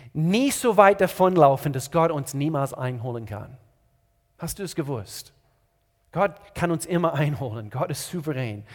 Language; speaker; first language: German; non-native, fluent; English